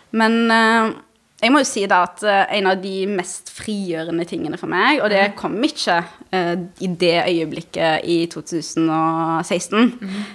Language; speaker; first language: Norwegian; early bilingual, other home language; Arabic